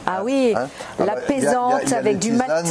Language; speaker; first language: French; native; French